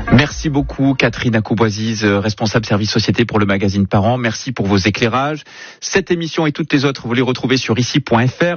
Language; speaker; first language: French; native; French